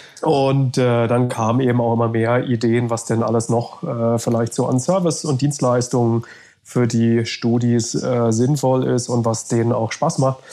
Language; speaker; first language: German; native; German